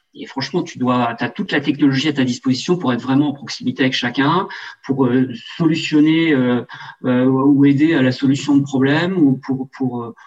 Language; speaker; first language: French; native; French